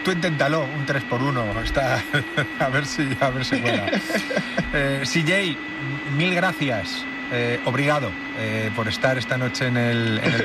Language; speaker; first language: Spanish; native; Spanish